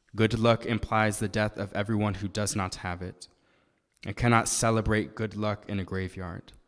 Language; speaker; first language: English; native; English